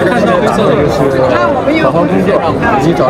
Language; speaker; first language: Chinese; native; Chinese